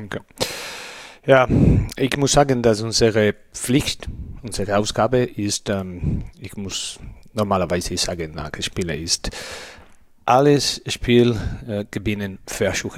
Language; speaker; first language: German; non-native, learner; Spanish